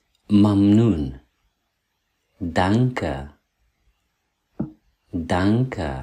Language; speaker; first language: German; non-native, fluent; Persian